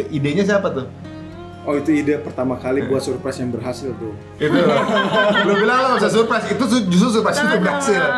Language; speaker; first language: Indonesian; native; Indonesian